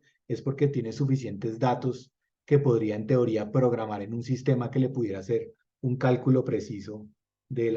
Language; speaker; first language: Spanish; native; Spanish